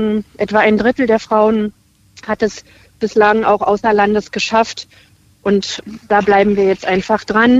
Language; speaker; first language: German; native; German